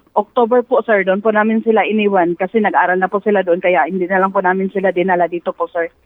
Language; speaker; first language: Filipino; non-native, local second language; Cebuano